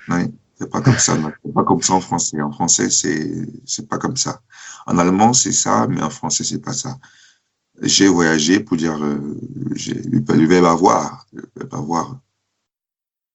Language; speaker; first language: French; non-native, fluent; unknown